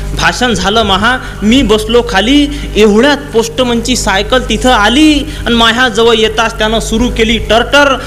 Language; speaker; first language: Marathi; non-native, local second language; Urdu